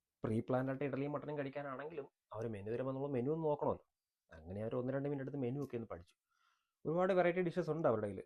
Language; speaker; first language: Malayalam; native; Malayalam